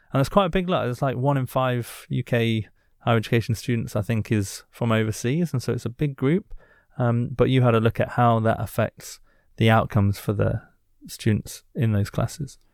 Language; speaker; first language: English; native; English